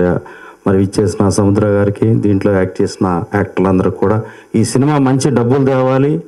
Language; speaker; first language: Telugu; native; Telugu